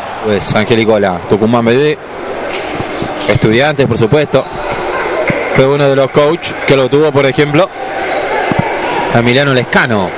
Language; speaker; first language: Spanish; native; Spanish